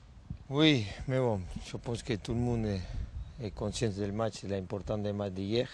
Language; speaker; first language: French; non-native, learner; Spanish